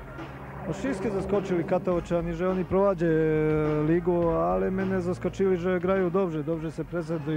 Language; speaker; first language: Polish; non-native, learner; Serbian